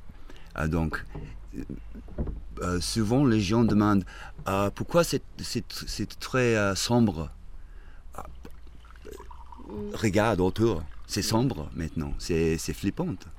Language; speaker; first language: French; non-native, fluent; English